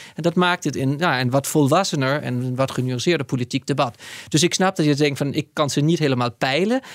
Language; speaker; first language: Dutch; non-native, fluent; Danish